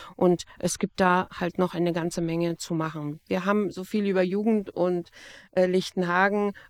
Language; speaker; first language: German; native; German